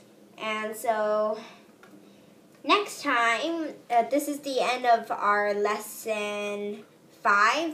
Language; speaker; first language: English; native; English